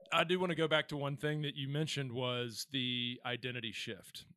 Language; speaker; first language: English; native; English